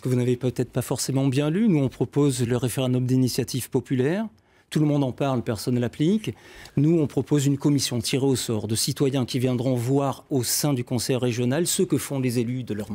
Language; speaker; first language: French; native; French